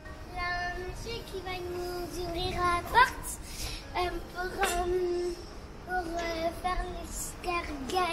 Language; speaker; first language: French; native; French